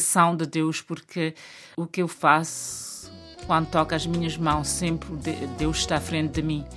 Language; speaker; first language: Portuguese; non-native, local second language; Kabuverdianu